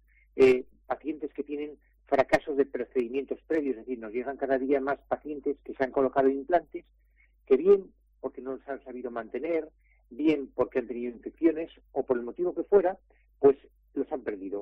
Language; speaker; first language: Spanish; native; Spanish